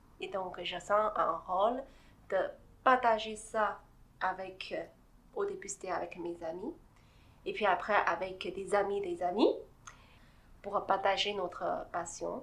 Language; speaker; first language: French; non-native, fluent; Chinese